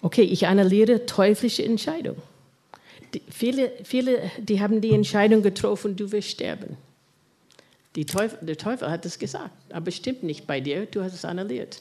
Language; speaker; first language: German; non-native, fluent; English